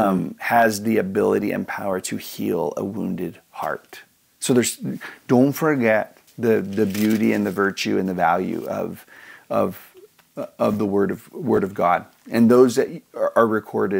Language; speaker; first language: English; native; English